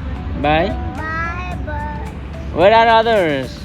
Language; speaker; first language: English; non-native, local second language; Nepali